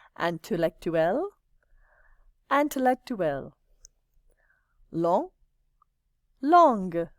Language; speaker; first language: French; non-native, fluent; English